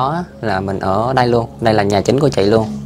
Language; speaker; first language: Vietnamese; native; Vietnamese